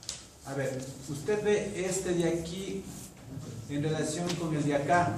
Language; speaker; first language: Spanish; native; Spanish